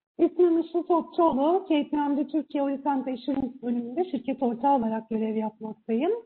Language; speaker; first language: Turkish; native; Turkish